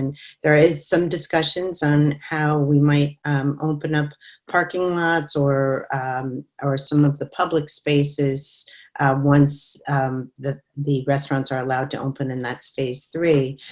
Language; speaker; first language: English; native; English